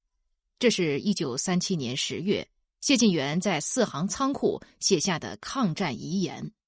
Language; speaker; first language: Chinese; native; Chinese